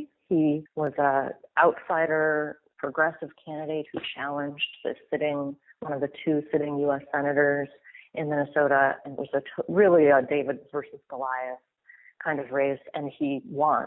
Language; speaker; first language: English; native; English